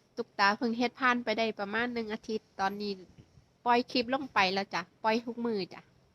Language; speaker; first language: Thai; native; Thai